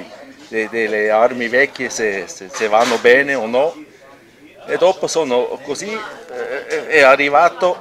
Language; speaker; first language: Italian; non-native, local second language; German